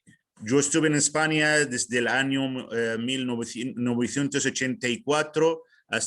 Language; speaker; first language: Spanish; non-native, fluent; Arabic